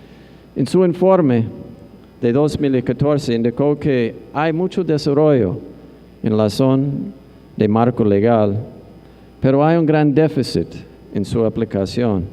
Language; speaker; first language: Spanish; non-native, fluent; English